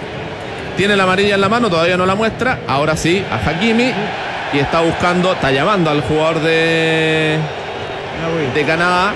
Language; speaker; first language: Spanish; native; Spanish